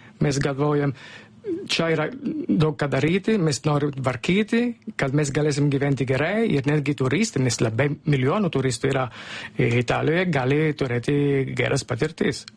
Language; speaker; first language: Lithuanian; non-native, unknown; Italian